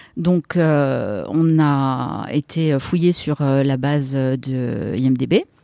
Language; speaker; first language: French; native; French